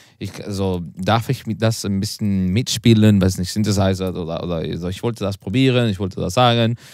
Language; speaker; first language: German; non-native, learner; Spanish